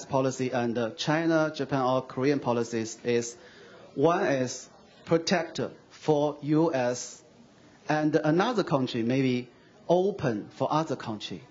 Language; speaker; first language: English; non-native, fluent; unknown